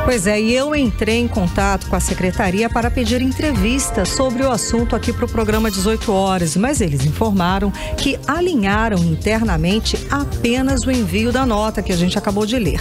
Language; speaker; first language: Portuguese; native; Portuguese